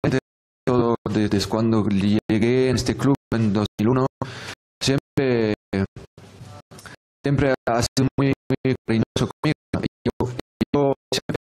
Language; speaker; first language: Spanish; non-native, fluent; French